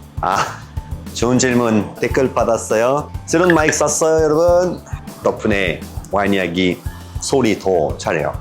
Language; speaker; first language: Korean; non-native, learner; French